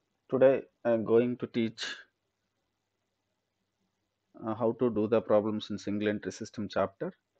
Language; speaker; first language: English; non-native, local second language; Telugu